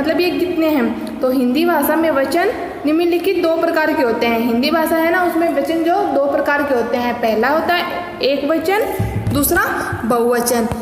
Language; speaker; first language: Hindi; native; Hindi